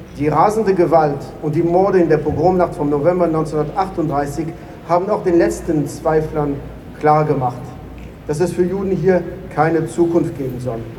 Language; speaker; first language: German; non-native, fluent; Hebrew